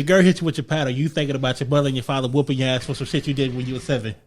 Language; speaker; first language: English; native; English